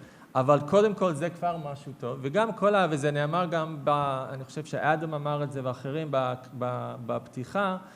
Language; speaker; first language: Hebrew; non-native, fluent; English